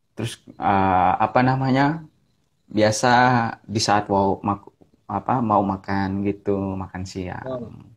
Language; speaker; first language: Indonesian; native; Indonesian